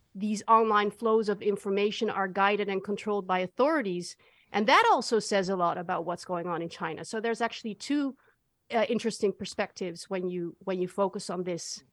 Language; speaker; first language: English; non-native, fluent; Dutch